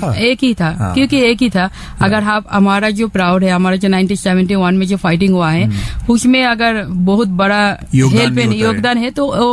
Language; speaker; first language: Hindi; non-native, fluent; Bangla